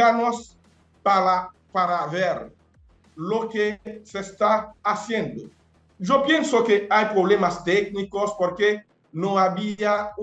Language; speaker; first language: Spanish; non-native, fluent; Haitian Creole